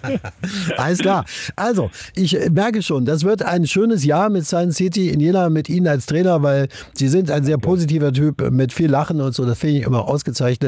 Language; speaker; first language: German; native; German